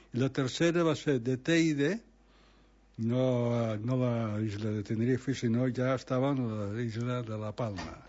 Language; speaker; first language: Spanish; non-native, local second language; Catalan